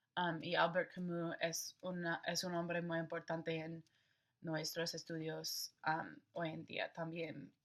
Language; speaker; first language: Spanish; non-native, learner; English